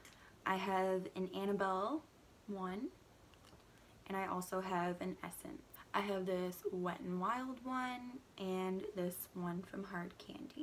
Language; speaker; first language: English; native; English